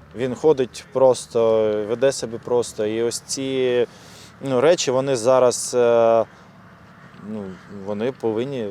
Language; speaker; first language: Ukrainian; non-native, local second language; Russian